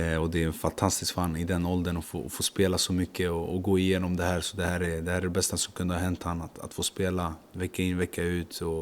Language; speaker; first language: Swedish; early bilingual, other home language; Macedonian